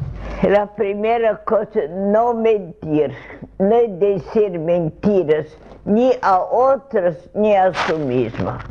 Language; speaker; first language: Spanish; non-native, fluent; Russian